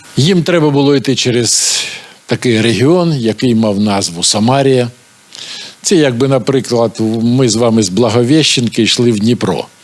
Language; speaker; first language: Ukrainian; non-native, local second language; Russian